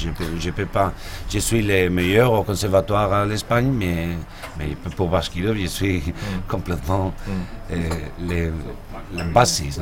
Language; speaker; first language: French; non-native, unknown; Spanish